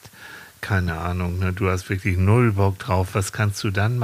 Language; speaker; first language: German; native; German